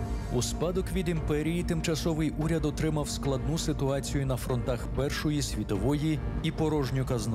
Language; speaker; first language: Ukrainian; native; Ukrainian